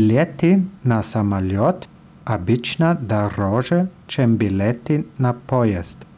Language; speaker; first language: Russian; non-native, learner; German